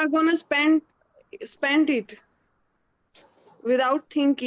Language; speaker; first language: English; non-native, learner; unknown